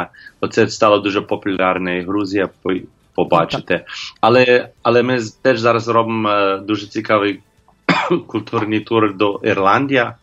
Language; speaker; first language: Ukrainian; non-native, learner; English